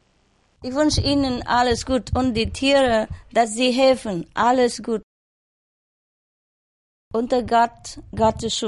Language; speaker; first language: German; non-native, learner; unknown